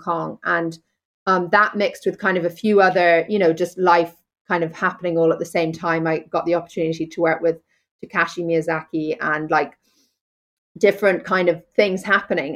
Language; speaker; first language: English; native; English